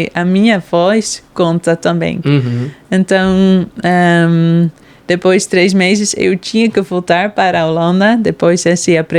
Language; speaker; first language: Portuguese; non-native, fluent; Dutch